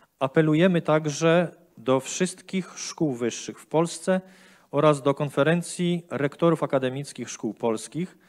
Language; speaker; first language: Polish; native; Polish